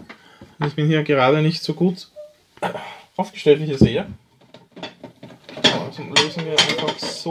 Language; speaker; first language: German; native; German